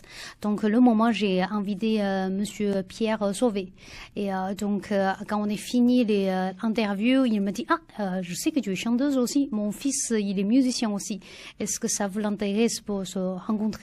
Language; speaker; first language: French; non-native, learner; Chinese